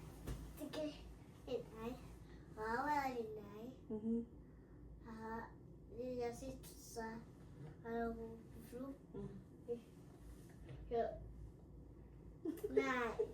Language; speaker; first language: Finnish; early bilingual, other home language; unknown